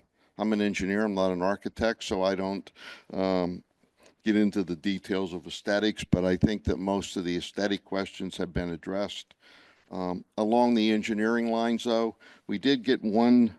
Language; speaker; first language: English; native; English